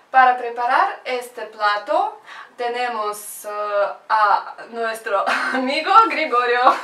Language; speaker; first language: Spanish; non-native, learner; Russian